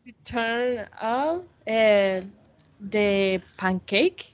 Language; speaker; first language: English; non-native, learner; Spanish